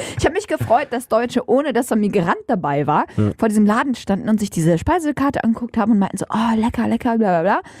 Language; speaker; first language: German; early bilingual, other home language; Arabic